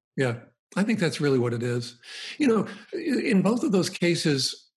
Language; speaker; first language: English; native; English